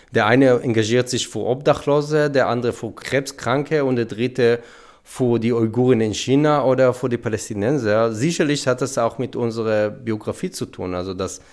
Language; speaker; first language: German; non-native, fluent; Hebrew